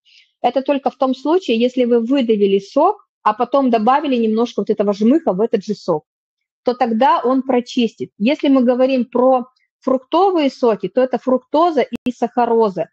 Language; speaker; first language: Russian; native; Russian